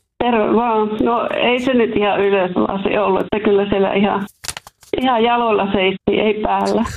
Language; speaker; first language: Finnish; native; Finnish